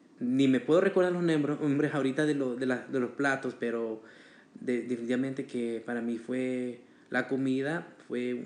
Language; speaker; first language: Spanish; early bilingual, heritage; Spanish